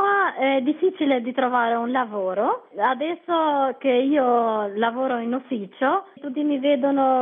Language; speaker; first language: Italian; non-native, learner; Albanian